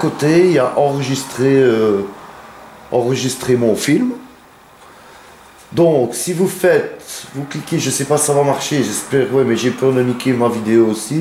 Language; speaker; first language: French; native; French